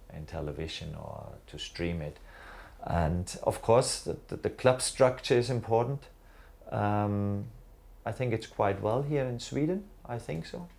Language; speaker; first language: English; non-native, fluent; German